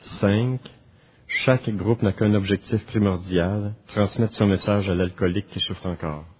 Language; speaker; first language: French; native; French